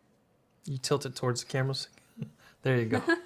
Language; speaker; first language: English; native; English